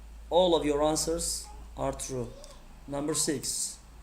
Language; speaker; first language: English; non-native, fluent; Turkish